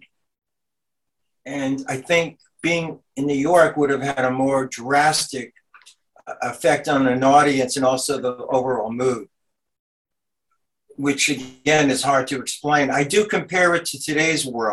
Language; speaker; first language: English; native; English